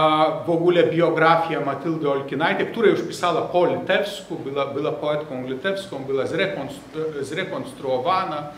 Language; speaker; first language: Polish; non-native, fluent; Lithuanian